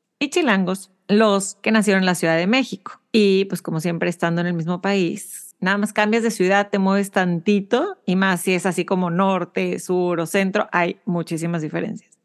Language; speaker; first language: Spanish; native; Spanish